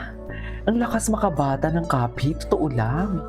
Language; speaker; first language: Filipino; native; Filipino